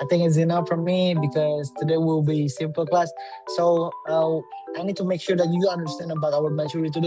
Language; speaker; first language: English; non-native, learner; Indonesian